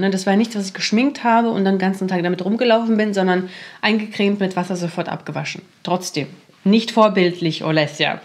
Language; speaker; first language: German; native; German